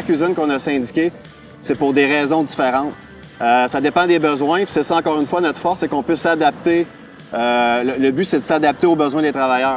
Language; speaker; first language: French; native; French